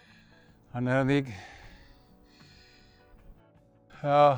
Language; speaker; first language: Icelandic; native; Icelandic